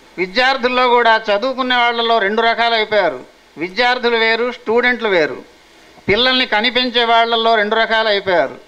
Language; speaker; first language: Telugu; non-native, local second language; Hindi